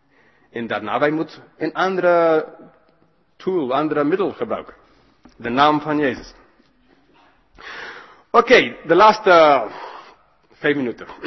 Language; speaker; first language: Dutch; non-native, fluent; English